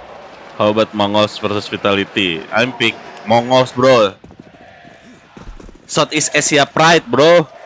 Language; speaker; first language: English; non-native, learner; Sundanese